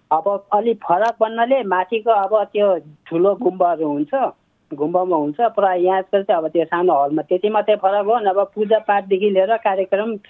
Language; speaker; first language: Nepali; non-native, local second language; Sherpa